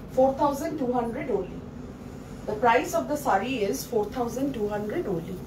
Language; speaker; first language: English; non-native, local second language; Bangla